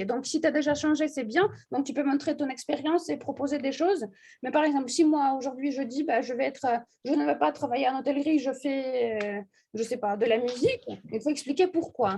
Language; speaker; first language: French; non-native, fluent; Russian